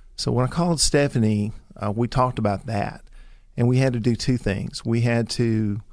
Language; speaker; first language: English; native; English